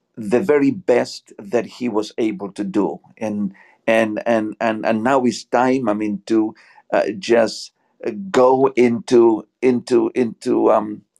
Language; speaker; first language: English; non-native, fluent; Spanish